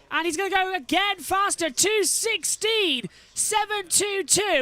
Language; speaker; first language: English; native; English